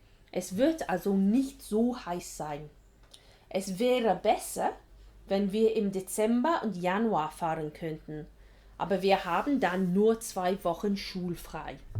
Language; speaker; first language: German; non-native, fluent; English